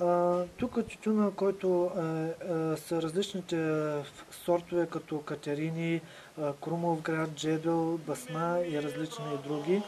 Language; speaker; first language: Bulgarian; native; Bulgarian